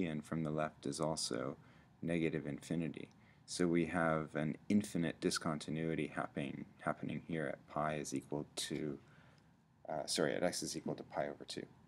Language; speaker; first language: English; native; English